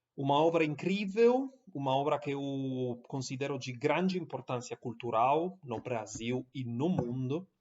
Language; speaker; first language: Portuguese; non-native, fluent; Italian